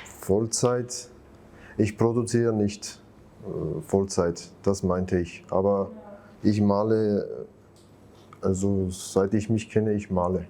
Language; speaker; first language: German; non-native, fluent; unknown